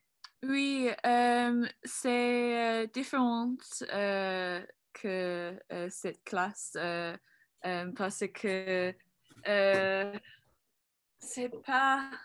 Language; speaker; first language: French; non-native, learner; English